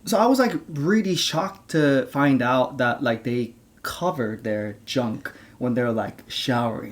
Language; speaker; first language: English; non-native, fluent; Japanese